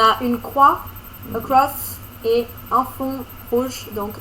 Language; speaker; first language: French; non-native, fluent; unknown